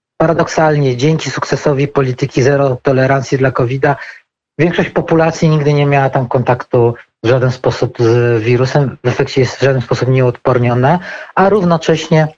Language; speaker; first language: Polish; native; Polish